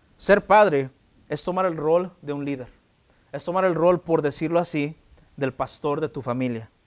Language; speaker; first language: Spanish; early bilingual, heritage; Spanish